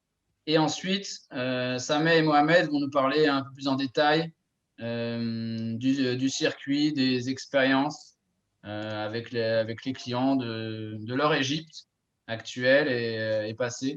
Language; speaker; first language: French; native; French